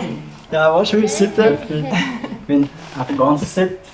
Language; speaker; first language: Swedish; non-native, learner; Persian